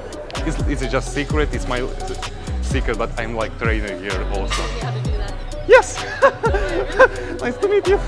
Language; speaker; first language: English; non-native, learner; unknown